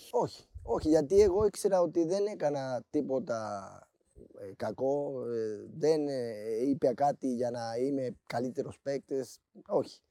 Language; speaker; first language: Greek; non-native, fluent; Spanish